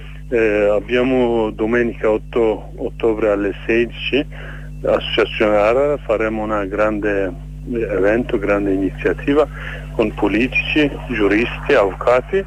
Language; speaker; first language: Italian; non-native, fluent; Kurdish